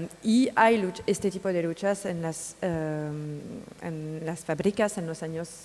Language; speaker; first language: Spanish; non-native, learner; French